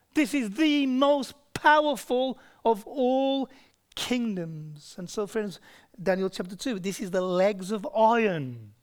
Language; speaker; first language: English; native; English